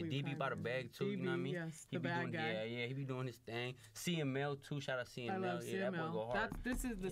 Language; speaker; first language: English; native; English